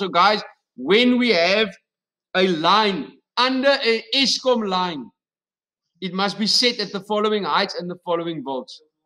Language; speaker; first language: English; non-native, local second language; Afrikaans